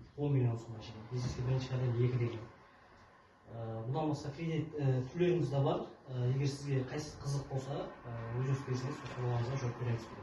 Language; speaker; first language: Uzbek; non-native, local second language; Kara-Kalpak